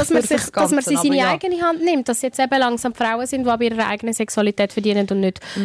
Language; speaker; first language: German; native; German